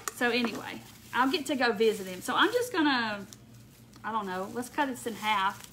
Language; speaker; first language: English; native; English